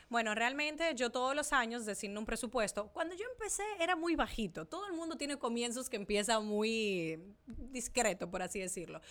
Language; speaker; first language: Spanish; native; Spanish